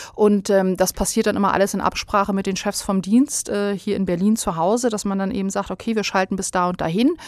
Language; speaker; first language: German; early bilingual, other home language; Bosnian